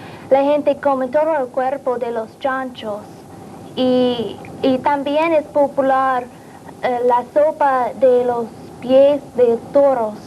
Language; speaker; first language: Spanish; non-native, learner; English